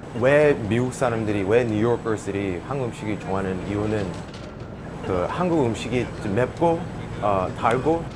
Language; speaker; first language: Korean; early bilingual, heritage; English